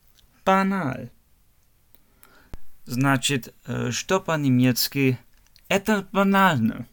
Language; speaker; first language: Russian; non-native, learner; German